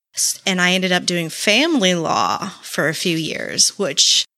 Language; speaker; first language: English; native; English